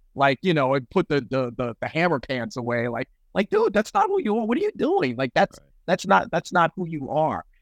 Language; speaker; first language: English; native; English